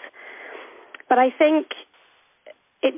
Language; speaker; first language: English; native; English